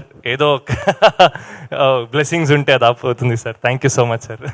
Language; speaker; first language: Telugu; non-native, learner; Kannada